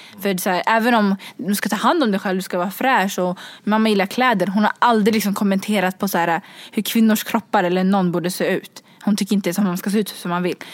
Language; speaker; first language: Swedish; early bilingual, other home language; Kurdish